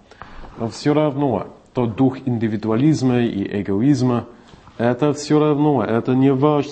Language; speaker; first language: Russian; non-native, fluent; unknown